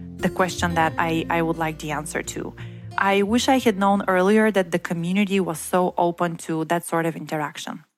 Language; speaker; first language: English; non-native, fluent; Bulgarian